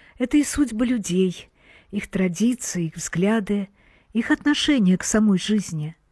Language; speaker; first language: Russian; native; Russian